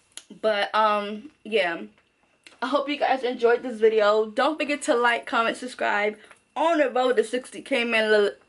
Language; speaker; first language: English; native; English